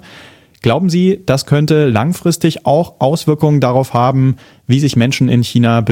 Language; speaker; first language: German; native; German